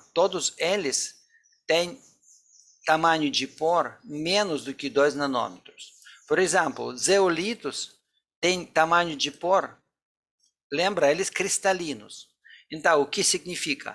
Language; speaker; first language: Portuguese; non-native, fluent; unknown